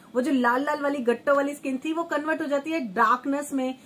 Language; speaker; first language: Hindi; native; Hindi